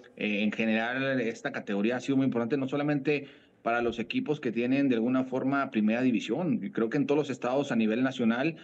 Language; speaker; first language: Spanish; native; Spanish